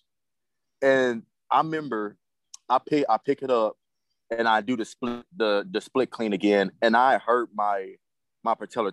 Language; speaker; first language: English; native; English